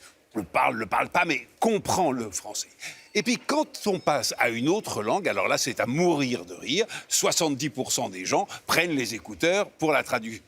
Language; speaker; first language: French; native; French